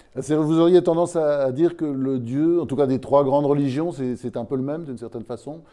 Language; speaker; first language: French; native; French